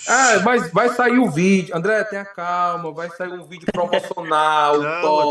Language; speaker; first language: Portuguese; native; Portuguese